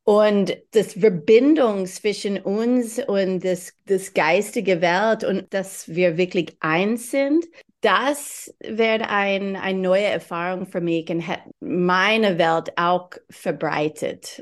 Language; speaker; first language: German; non-native, learner; English